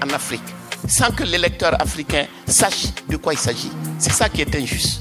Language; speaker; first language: French; non-native, local second language; Bambara